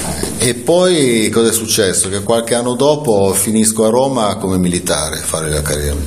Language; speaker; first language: Italian; native; Italian